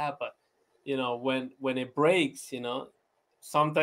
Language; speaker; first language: English; non-native, fluent; Spanish